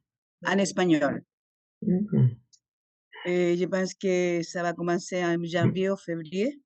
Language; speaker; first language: French; non-native, fluent; Spanish